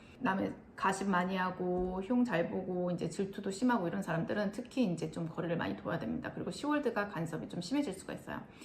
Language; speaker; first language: Korean; native; Korean